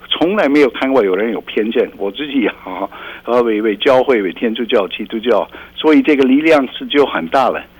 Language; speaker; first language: Chinese; non-native, fluent; Dutch